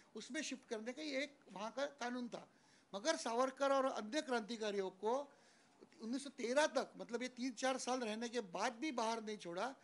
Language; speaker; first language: Hindi; non-native, local second language; Marathi